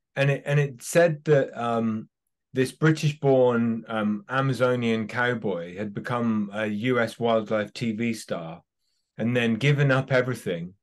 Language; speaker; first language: English; native; English